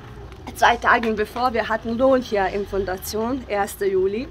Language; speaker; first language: German; non-native, learner; Bosnian